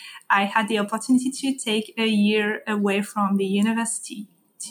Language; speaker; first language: English; non-native, fluent; French